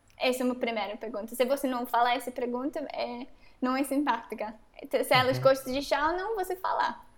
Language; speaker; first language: Portuguese; non-native, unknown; English